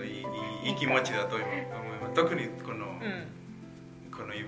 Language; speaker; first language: Japanese; non-native, learner; Spanish